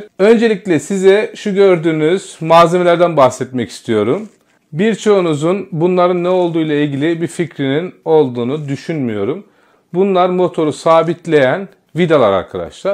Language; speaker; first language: Turkish; native; Turkish